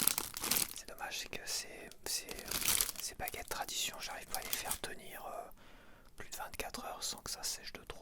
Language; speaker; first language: French; native; French